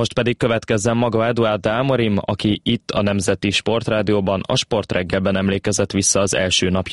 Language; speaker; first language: Hungarian; native; Hungarian